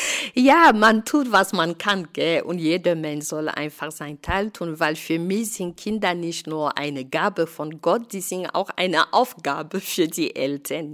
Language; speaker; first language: German; non-native, fluent; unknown